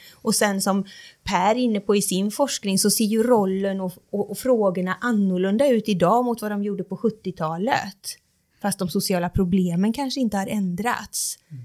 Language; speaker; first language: Swedish; native; Swedish